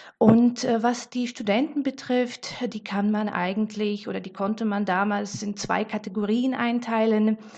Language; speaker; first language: German; non-native, fluent; Slovak